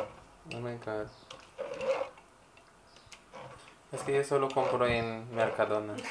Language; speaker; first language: Spanish; non-native, learner; Filipino